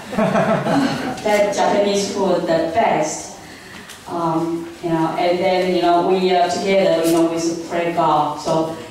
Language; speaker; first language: English; non-native, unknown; Min Nan Chinese